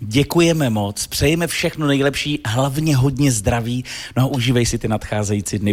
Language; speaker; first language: Czech; native; Czech